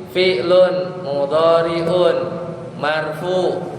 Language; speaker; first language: Arabic; non-native, fluent; Indonesian